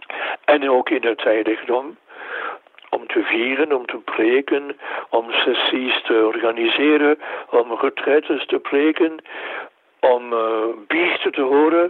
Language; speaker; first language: Dutch; non-native, local second language; French